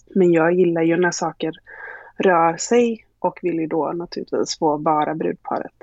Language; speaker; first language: Swedish; native; Swedish